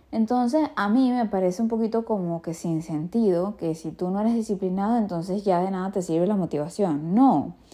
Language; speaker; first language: Spanish; native; Spanish